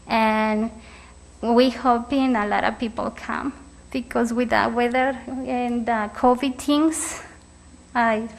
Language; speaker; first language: English; non-native, learner; Spanish